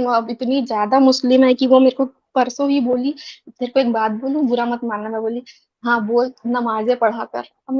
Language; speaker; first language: Hindi; native; Hindi